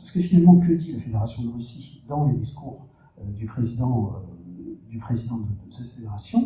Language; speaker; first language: French; native; French